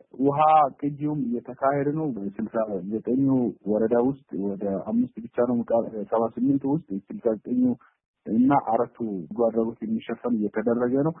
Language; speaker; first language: Amharic; non-native, local second language; Somali